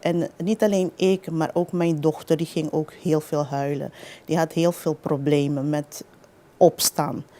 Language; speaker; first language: Dutch; non-native, local second language; Papiamento